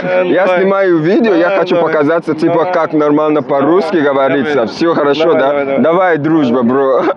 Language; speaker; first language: Russian; non-native, fluent; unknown